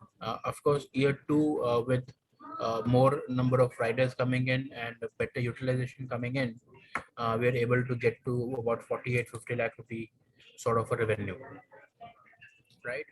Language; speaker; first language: English; non-native, local second language; Hindi